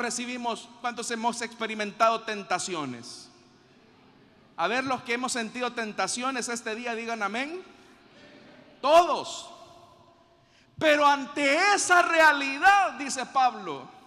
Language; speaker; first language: Spanish; native; Spanish